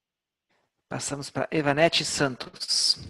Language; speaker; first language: Portuguese; native; Portuguese